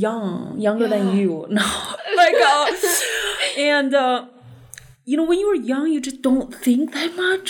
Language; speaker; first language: English; non-native, fluent; Chinese